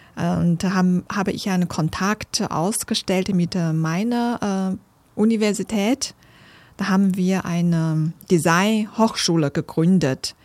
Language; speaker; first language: German; non-native, fluent; Chinese